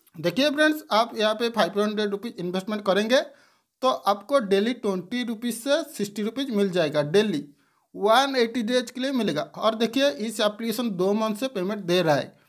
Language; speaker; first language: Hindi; non-native, local second language; Bangla